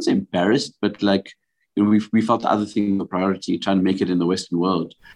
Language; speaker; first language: English; native; English